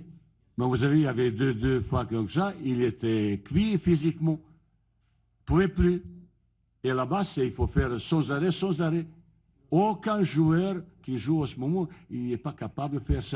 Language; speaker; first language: French; non-native, learner; Bosnian